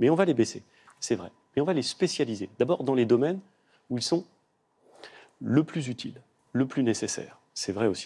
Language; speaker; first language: French; native; French